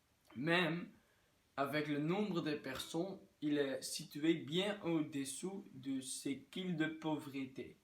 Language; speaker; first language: French; non-native, learner; Dutch